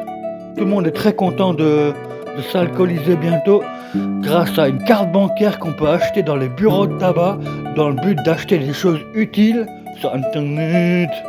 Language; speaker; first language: French; native; French